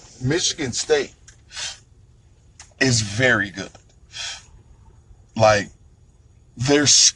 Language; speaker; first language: English; native; English